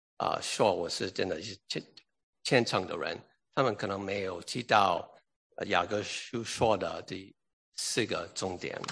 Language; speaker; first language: Chinese; early bilingual, heritage; English